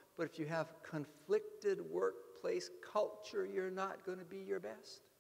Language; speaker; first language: English; native; English